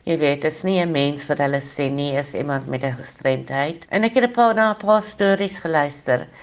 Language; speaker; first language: Afrikaans; non-native, local second language; English